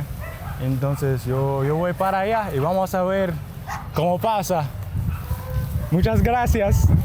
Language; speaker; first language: Spanish; non-native, learner; English